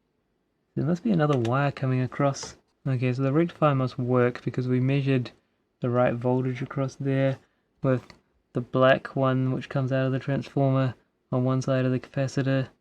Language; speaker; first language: English; native; English